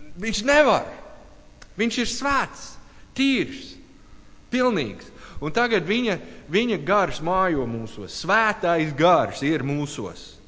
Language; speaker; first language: Latvian; non-native, learner; English